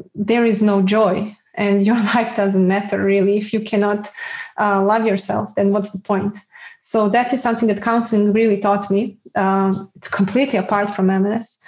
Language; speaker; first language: English; non-native, fluent; Serbian